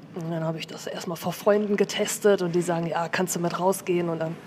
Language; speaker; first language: German; native; German